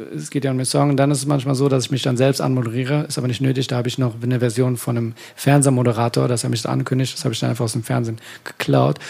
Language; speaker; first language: German; early bilingual, other home language; Persian